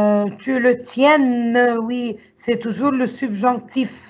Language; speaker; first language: French; non-native, learner; Arabic